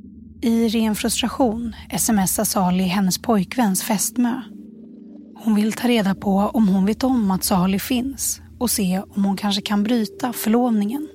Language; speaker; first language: Swedish; native; Swedish